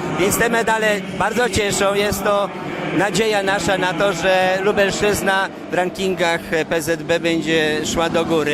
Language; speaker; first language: Polish; native; Polish